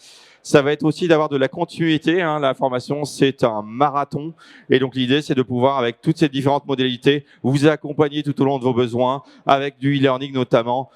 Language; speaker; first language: French; native; French